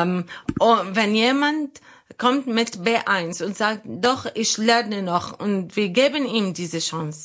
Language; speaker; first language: German; non-native, learner; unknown